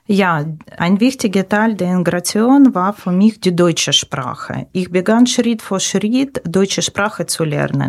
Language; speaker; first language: German; non-native, learner; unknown